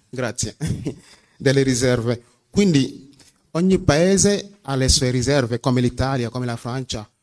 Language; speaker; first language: Italian; non-native, fluent; Wolof